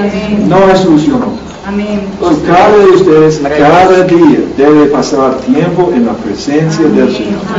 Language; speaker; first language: Spanish; non-native, learner; English